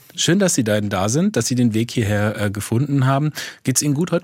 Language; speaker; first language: German; native; German